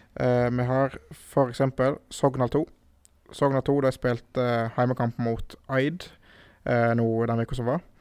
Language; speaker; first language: Norwegian; native; Norwegian